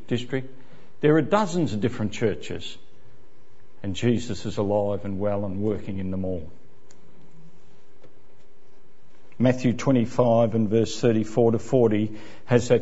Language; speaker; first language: English; native; English